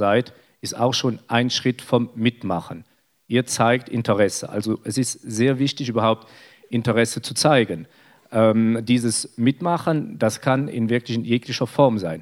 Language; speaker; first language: German; native; German